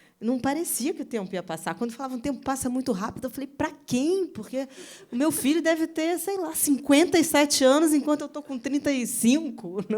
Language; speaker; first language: Portuguese; native; Portuguese